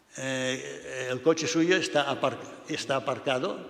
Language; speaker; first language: Spanish; non-native, local second language; Catalan